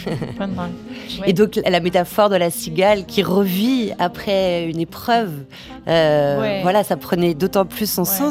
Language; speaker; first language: French; native; French